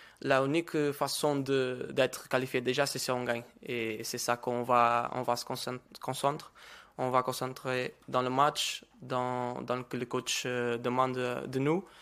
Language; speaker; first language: French; non-native, learner; Portuguese